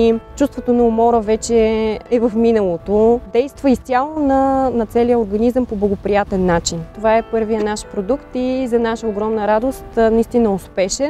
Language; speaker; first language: Bulgarian; native; Bulgarian